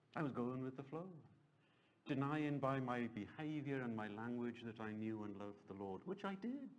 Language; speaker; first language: English; native; English